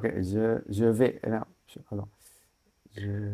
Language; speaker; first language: French; non-native, fluent; Sinhala